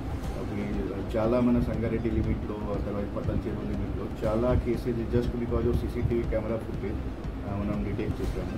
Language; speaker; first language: Telugu; non-native, local second language; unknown